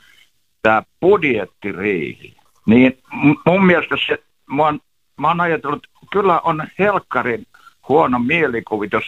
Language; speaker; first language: Finnish; native; Finnish